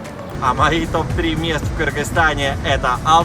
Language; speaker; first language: Russian; native; Russian